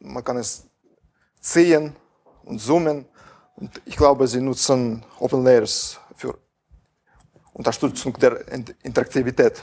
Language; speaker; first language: German; non-native, fluent; Russian